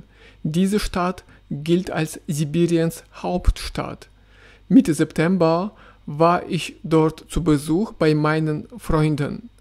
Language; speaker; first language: German; non-native, fluent; Russian